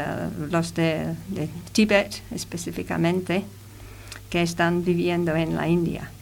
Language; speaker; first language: Spanish; non-native, fluent; English